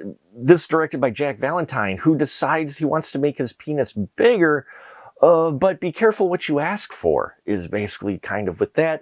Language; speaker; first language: English; native; English